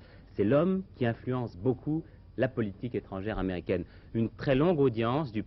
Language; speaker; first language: French; native; French